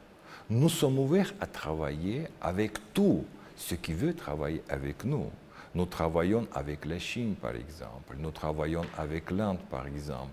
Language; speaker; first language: French; non-native, learner; Russian